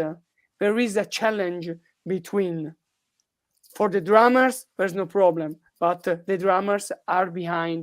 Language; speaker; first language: English; non-native, learner; Italian